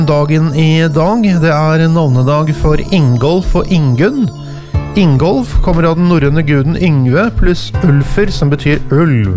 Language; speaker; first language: Norwegian; native; Norwegian